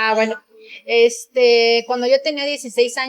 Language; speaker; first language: Spanish; native; Spanish